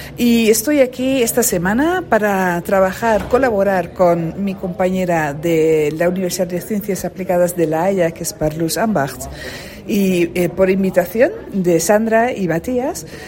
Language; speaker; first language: Spanish; non-native, fluent; Dutch